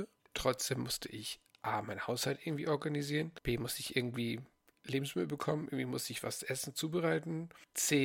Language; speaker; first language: German; native; German